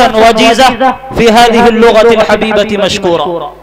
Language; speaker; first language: Arabic; non-native, fluent; Urdu